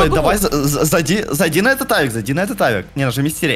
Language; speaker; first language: Russian; native; Russian